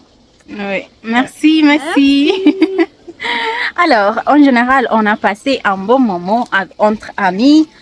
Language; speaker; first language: French; non-native, learner; Amharic